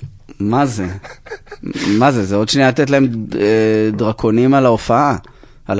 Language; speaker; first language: Hebrew; native; Hebrew